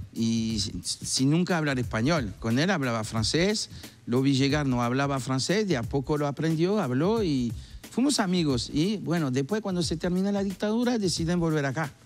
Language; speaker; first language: Spanish; non-native, fluent; French